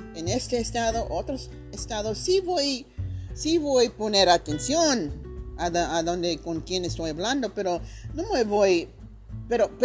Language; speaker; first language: Spanish; early bilingual, heritage; Spanish